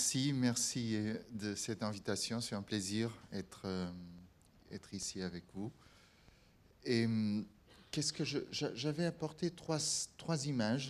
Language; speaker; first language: French; non-native, fluent; Portuguese